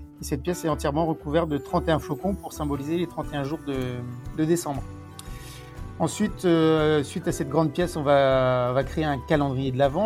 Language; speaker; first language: French; native; French